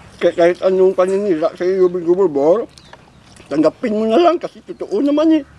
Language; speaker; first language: Filipino; non-native, local second language; Hiligaynon